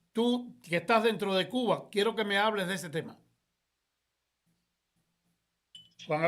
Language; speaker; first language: Spanish; native; Spanish